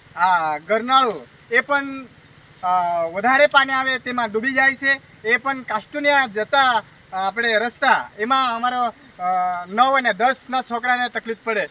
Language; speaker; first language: Gujarati; non-native, local second language; Kukna